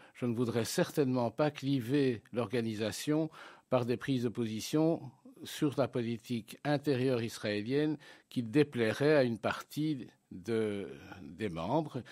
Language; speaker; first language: French; native; French